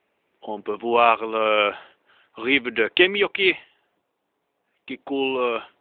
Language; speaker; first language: French; non-native, learner; Finnish